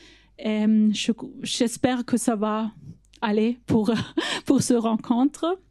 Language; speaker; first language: French; non-native, fluent; German